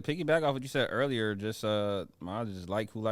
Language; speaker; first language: English; native; English